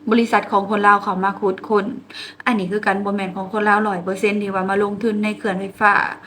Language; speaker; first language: Thai; native; Thai